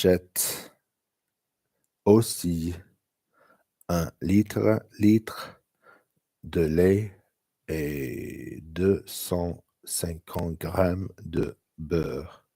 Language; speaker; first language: French; non-native, learner; English